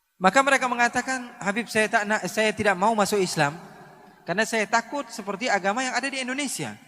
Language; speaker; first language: Indonesian; native; Indonesian